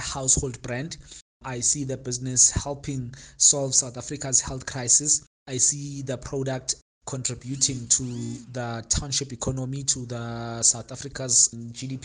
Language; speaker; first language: English; non-native, local second language; Xhosa